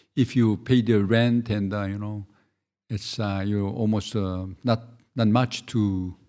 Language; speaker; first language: English; non-native, fluent; Korean